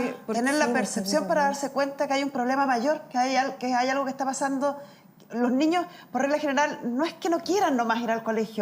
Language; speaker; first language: Spanish; native; Spanish